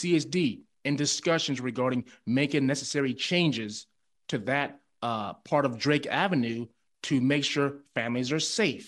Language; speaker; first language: English; native; English